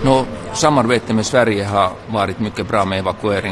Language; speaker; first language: Swedish; non-native, local second language; Finnish